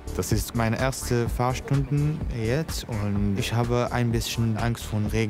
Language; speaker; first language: German; non-native, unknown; Arabic